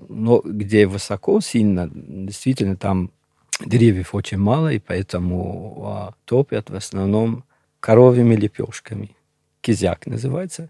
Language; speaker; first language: Russian; non-native, local second language; Shughni